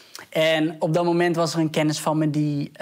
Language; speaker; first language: Dutch; early bilingual, other home language; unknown